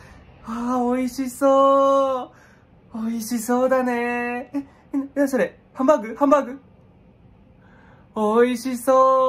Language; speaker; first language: Japanese; native; Japanese